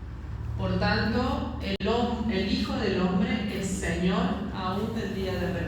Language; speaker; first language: Spanish; native; Spanish